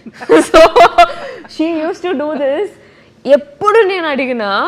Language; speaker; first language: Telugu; non-native, learner; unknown